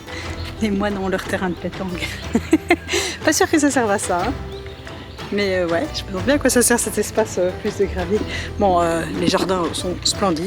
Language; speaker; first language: French; native; French